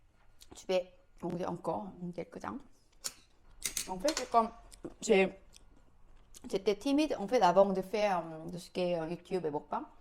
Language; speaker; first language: French; non-native, learner; Korean